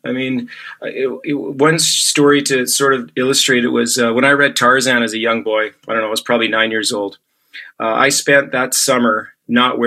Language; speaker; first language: English; native; English